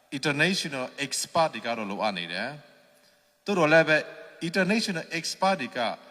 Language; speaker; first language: Burmese; non-native, local second language; Hakha Chin